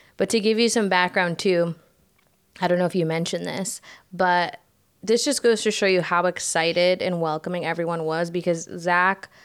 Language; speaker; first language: English; native; English